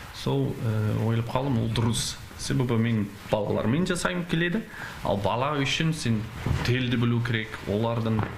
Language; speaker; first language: Kazakh; non-native, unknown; Dutch